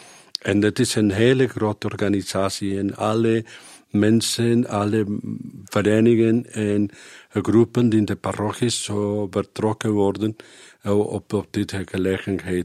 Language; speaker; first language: Dutch; non-native, learner; Spanish